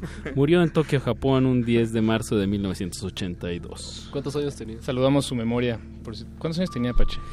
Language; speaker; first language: Spanish; native; Spanish